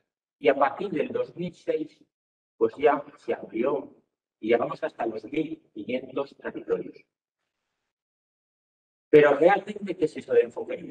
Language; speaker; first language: Spanish; native; Spanish